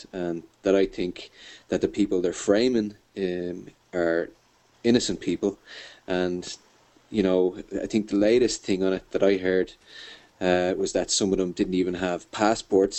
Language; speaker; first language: English; native; English